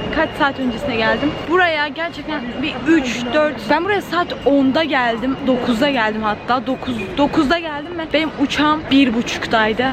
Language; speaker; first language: Turkish; native; Turkish